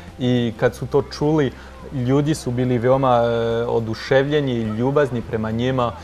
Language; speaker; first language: Serbian; non-native, fluent; French